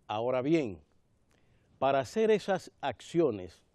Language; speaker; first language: Spanish; native; Spanish